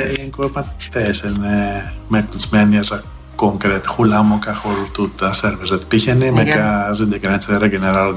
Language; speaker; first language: Hungarian; non-native, fluent; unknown